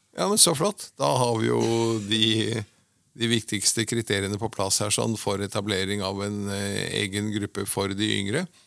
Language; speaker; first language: Norwegian; native; Norwegian